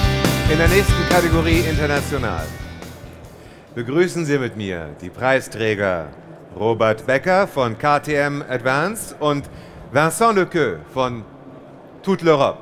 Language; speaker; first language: German; native; German